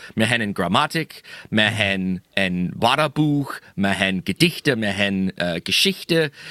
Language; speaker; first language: German; non-native, fluent; English